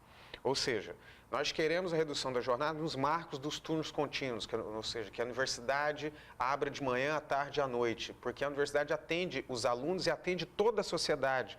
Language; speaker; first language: Portuguese; native; Portuguese